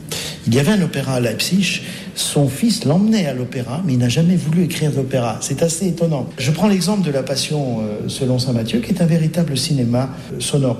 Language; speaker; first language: French; native; French